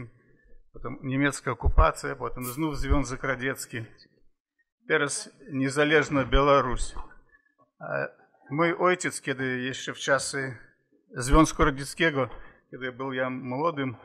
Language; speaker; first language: Polish; non-native, fluent; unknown